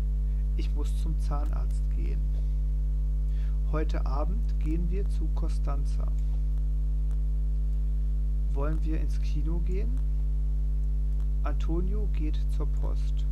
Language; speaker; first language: German; non-native, fluent; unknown